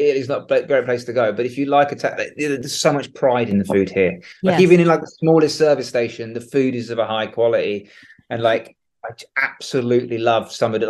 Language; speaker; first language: English; native; English